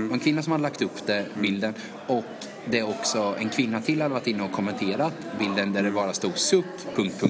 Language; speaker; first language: Swedish; native; Swedish